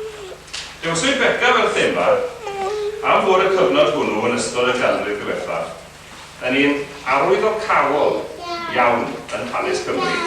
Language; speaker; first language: Welsh; native; Welsh